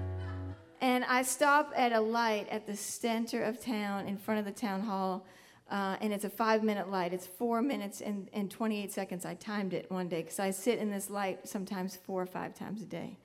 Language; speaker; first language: English; native; English